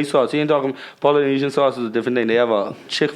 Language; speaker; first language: English; native; English